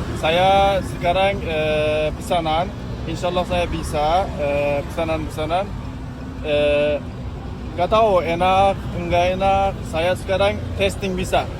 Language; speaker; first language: Indonesian; non-native, learner; Uzbek